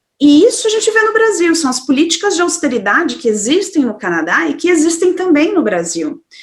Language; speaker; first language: Portuguese; native; Portuguese